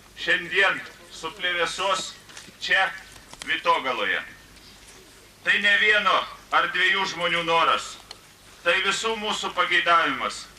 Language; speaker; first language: Lithuanian; native; Lithuanian